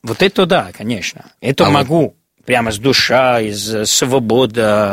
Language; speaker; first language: Russian; non-native, learner; Italian